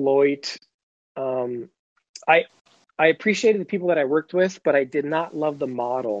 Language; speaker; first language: English; native; English